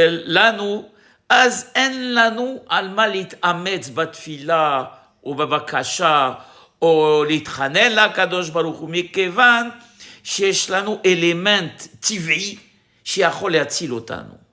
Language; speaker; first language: Hebrew; non-native, fluent; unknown